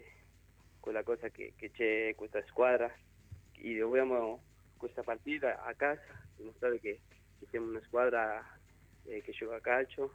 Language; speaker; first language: Italian; non-native, learner; Spanish